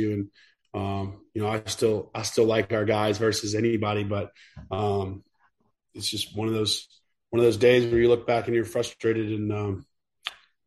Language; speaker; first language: English; native; English